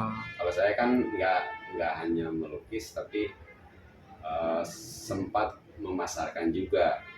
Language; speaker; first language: Indonesian; non-native, local second language; Sundanese